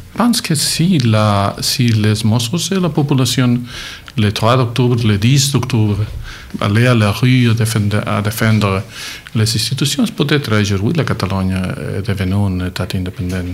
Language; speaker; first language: French; non-native, learner; Catalan